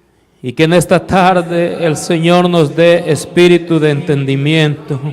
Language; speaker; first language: Spanish; native; Spanish